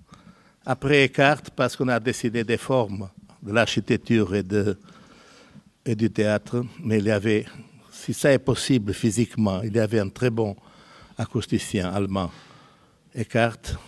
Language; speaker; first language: French; non-native, fluent; Portuguese